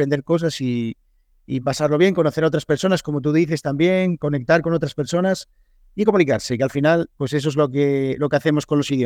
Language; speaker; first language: Spanish; native; Spanish